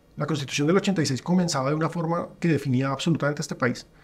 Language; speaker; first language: Spanish; native; Spanish